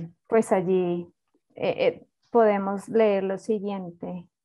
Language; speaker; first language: Spanish; native; Spanish